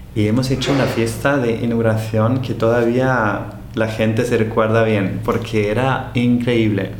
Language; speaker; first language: Spanish; non-native, fluent; German